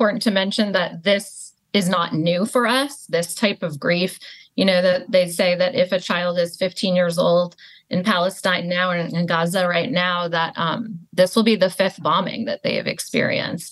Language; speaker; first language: English; native; English